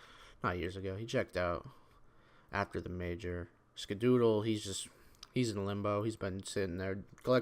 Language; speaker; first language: English; native; English